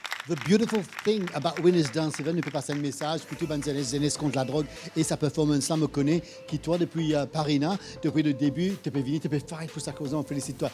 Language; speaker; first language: French; non-native, local second language; Morisyen